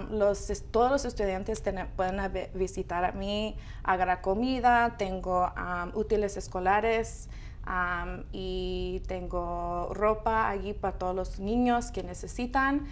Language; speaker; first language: Spanish; early bilingual, heritage; Spanish